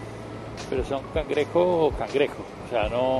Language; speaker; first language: Spanish; native; Spanish